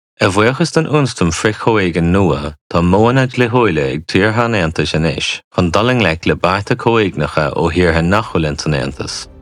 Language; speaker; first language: Irish; native; Irish